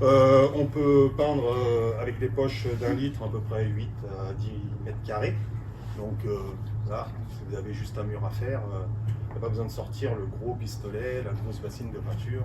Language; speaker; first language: French; native; French